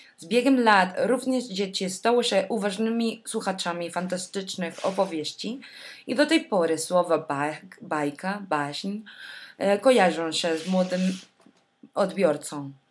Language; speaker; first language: Polish; non-native, learner; Spanish